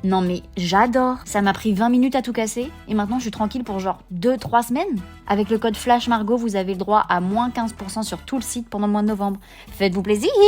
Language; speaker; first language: French; native; French